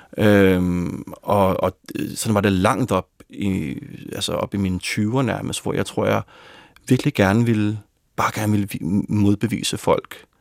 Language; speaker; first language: Danish; native; Danish